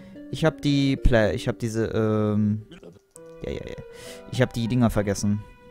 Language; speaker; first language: German; native; German